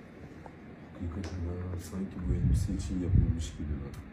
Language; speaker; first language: Turkish; native; Turkish